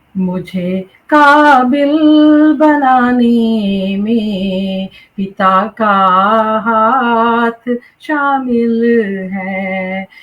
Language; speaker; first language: Hindi; native; Hindi